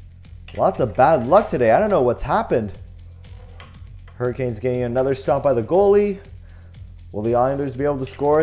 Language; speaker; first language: English; native; English